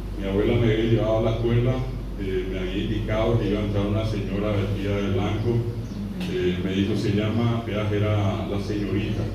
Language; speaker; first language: Spanish; non-native, local second language; Guarani